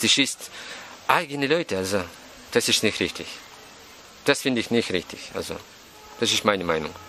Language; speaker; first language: German; non-native, fluent; Russian